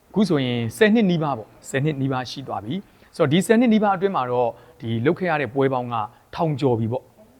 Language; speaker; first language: Burmese; native; Burmese